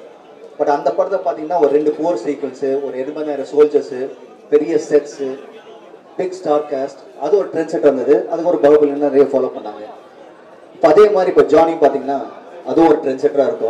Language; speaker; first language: Tamil; native; Tamil